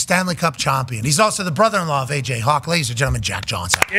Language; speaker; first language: English; native; English